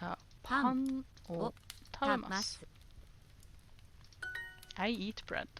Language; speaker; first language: Japanese; non-native, learner; English